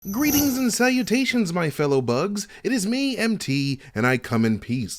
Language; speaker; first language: English; native; English